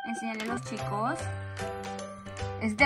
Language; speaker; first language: Spanish; native; Spanish